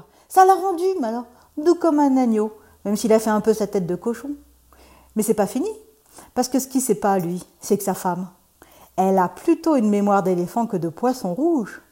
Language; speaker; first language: French; native; French